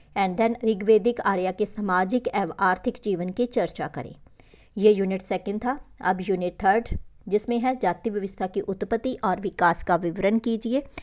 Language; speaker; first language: Hindi; non-native, local second language; Punjabi